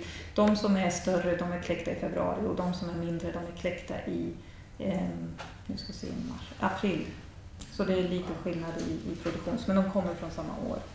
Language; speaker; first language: Swedish; native; Swedish